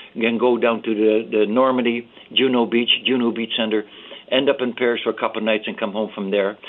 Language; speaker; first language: English; early bilingual, other home language; Dutch